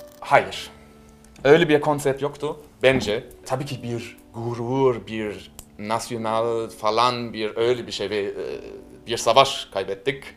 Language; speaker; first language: Turkish; non-native, learner; German